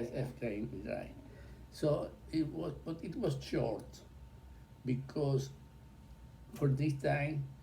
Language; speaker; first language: English; non-native, learner; Spanish